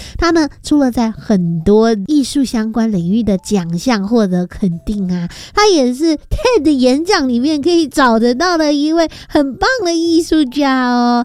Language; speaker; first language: Chinese; native; Chinese